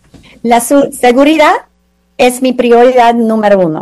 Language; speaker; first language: Spanish; non-native, fluent; English